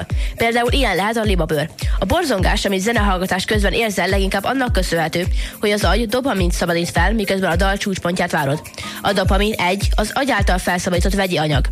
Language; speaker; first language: Hungarian; native; Hungarian